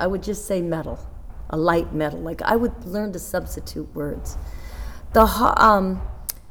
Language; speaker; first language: English; native; English